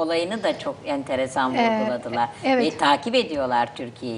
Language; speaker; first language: Turkish; native; Turkish